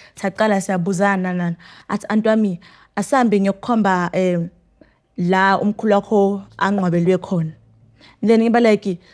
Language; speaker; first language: Zulu; non-native, local second language; Tsonga